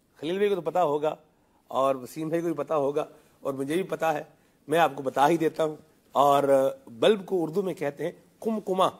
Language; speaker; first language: Urdu; non-native, local second language; Punjabi